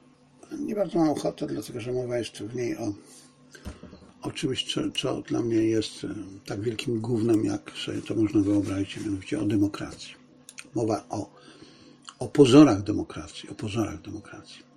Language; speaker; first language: Polish; native; Polish